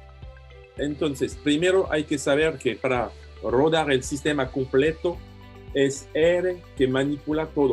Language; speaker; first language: Spanish; non-native, fluent; French